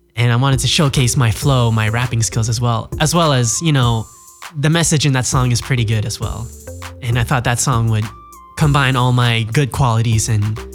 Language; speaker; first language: English; native; English